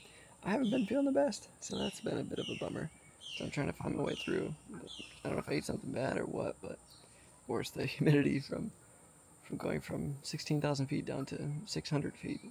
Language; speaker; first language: English; native; English